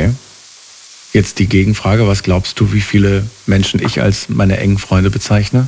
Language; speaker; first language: German; native; German